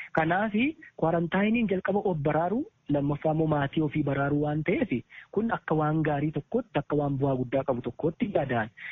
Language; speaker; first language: Oromo; native; Oromo